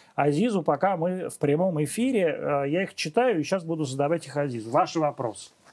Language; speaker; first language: Russian; native; Russian